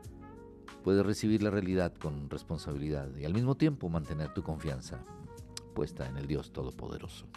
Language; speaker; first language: Spanish; native; Spanish